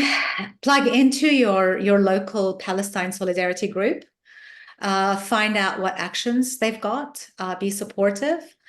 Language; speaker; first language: English; non-native, fluent; Arabic